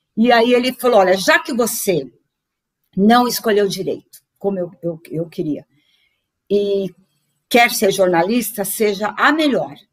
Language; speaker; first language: Portuguese; native; Portuguese